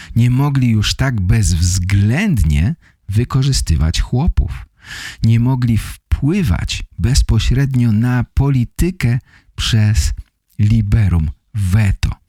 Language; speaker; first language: Polish; native; Polish